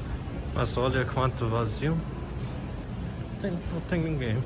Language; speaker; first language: Portuguese; non-native, fluent; English